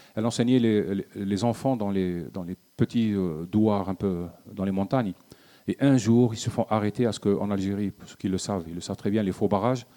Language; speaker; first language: French; non-native, local second language; Arabic